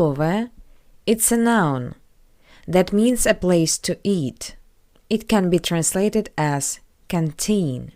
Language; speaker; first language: English; non-native, fluent; Russian